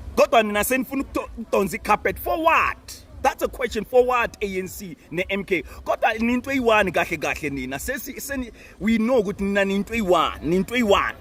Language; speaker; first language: Zulu; non-native, local second language; Southern Sotho